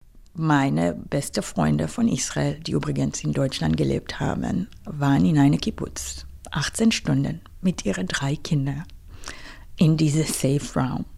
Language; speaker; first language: German; non-native, fluent; Hebrew